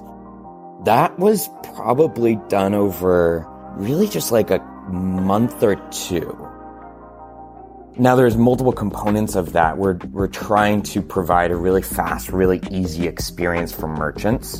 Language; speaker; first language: English; native; English